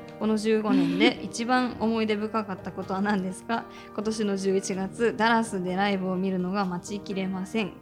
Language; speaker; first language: Japanese; native; Japanese